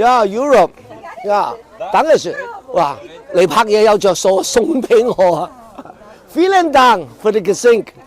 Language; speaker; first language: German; non-native, learner; Cantonese